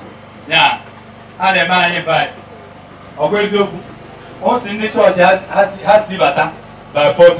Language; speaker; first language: Igbo; native; Igbo